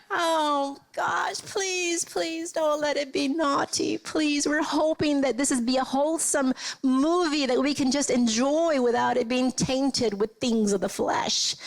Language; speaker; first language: English; native; English